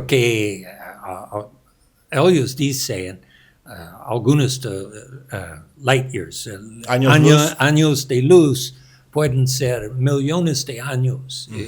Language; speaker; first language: Spanish; non-native, learner; English